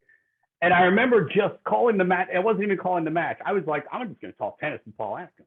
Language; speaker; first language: English; native; English